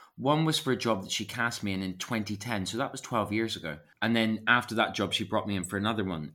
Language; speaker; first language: English; native; English